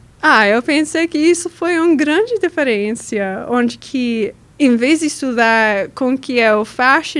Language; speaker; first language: Portuguese; non-native, learner; English